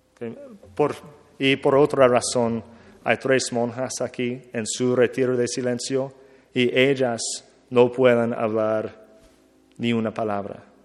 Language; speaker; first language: Spanish; non-native, learner; English